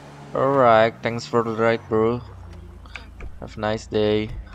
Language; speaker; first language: English; non-native, learner; Indonesian